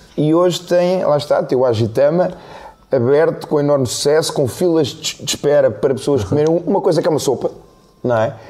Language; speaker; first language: Portuguese; native; Portuguese